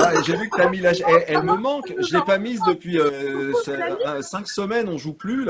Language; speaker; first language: French; native; French